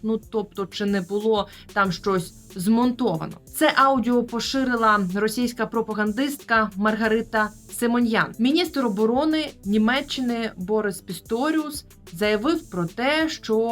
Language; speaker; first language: Ukrainian; native; Ukrainian